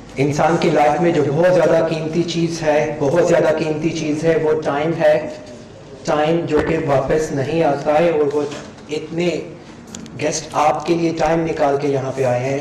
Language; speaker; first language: Urdu; non-native, local second language; Punjabi